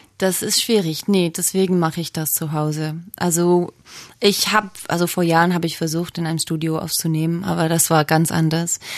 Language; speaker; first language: German; non-native, fluent; English